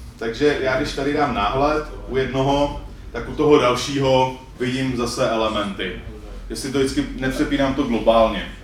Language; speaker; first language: Czech; native; Czech